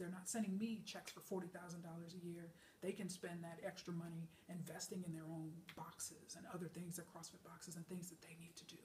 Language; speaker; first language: English; native; English